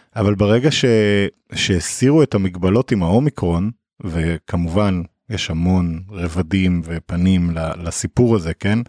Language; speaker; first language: Hebrew; native; Hebrew